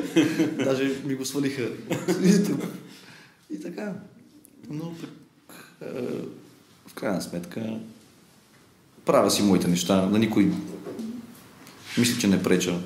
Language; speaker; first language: Bulgarian; native; Bulgarian